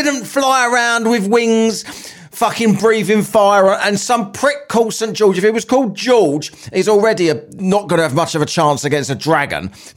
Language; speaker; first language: English; native; English